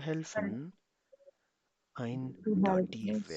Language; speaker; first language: German; non-native, fluent; Urdu